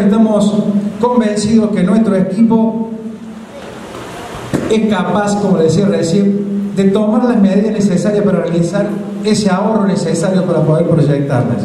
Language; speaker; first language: Spanish; native; Spanish